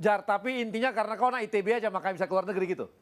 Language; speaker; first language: Indonesian; native; Indonesian